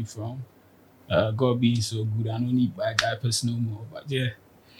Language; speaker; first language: English; non-native, local second language; Akan